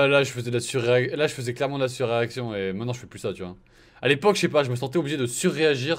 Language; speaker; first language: French; native; French